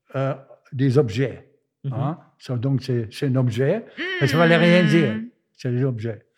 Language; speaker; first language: French; non-native, fluent; German